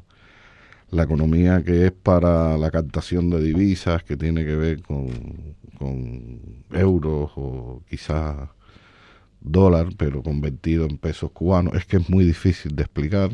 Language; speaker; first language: Spanish; native; Spanish